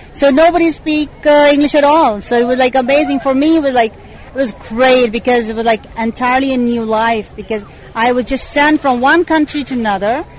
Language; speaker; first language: English; non-native, local second language; Hindi